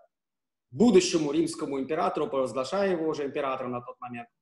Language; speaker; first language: Russian; native; Russian